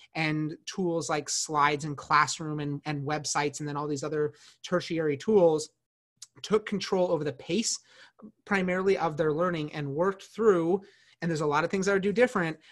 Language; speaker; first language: English; native; English